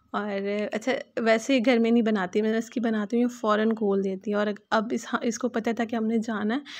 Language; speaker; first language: Urdu; native; Urdu